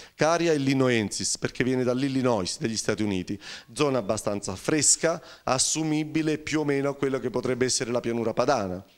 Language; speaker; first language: Italian; native; Italian